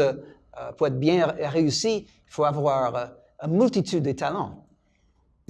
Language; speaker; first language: French; non-native, fluent; English